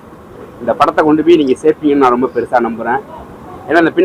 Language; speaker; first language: Tamil; native; Tamil